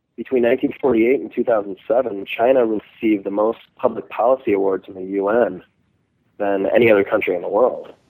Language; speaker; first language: English; early bilingual, other home language; Hindi